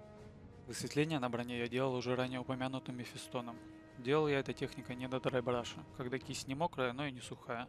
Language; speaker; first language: Russian; native; Russian